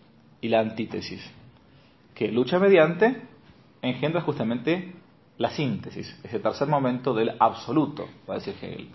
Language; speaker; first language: Spanish; native; Spanish